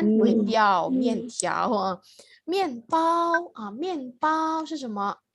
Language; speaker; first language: Chinese; non-native, fluent; Indonesian